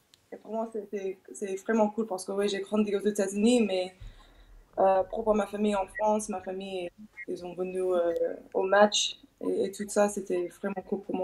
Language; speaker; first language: French; non-native, fluent; English